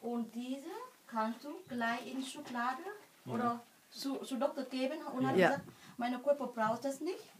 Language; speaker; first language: German; non-native, learner; Vietnamese